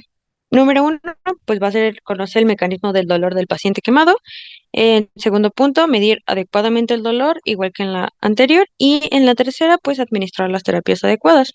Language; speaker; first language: Spanish; native; Spanish